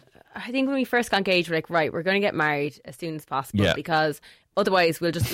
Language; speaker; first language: English; native; English